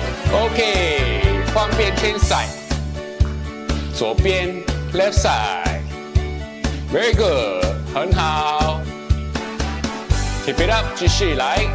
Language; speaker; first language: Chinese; native; Chinese